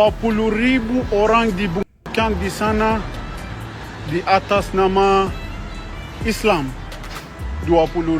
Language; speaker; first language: Indonesian; non-native, learner; Persian